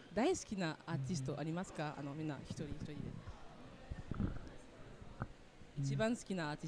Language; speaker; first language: Japanese; non-native, learner; French